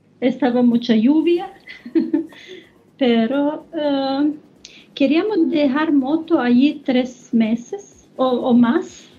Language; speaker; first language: Spanish; non-native, learner; German